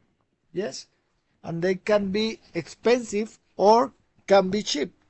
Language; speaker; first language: English; non-native, fluent; Spanish